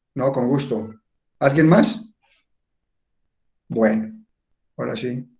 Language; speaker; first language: Spanish; native; Spanish